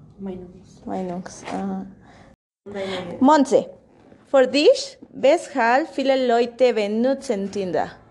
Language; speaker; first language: German; non-native, learner; Spanish